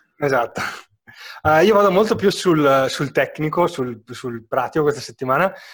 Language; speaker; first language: Italian; native; Italian